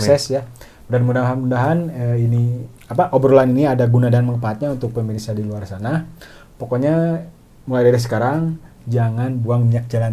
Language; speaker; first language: Indonesian; non-native, local second language; Sundanese